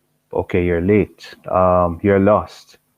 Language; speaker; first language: English; native; English